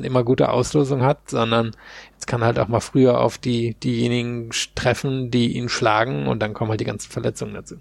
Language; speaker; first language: German; native; German